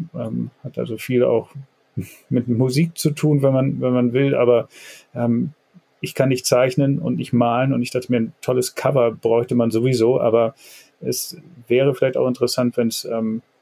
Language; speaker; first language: German; native; German